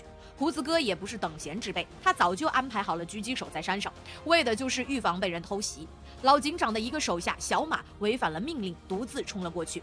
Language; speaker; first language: Chinese; native; Chinese